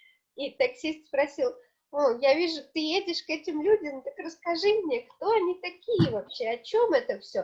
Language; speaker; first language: Russian; native; Russian